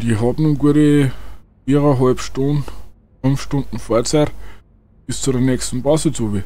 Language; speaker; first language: German; native; German